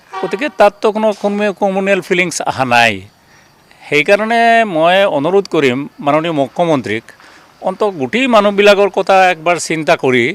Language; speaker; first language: Assamese; non-native, local second language; Bangla